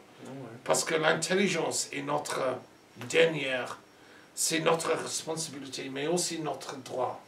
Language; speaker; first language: French; non-native, learner; English